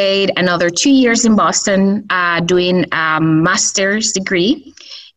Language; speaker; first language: English; non-native, fluent; Spanish